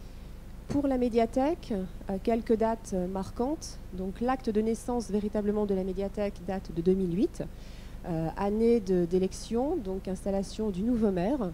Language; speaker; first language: French; native; French